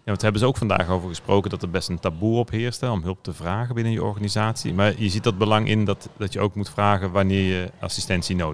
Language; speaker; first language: Dutch; native; Dutch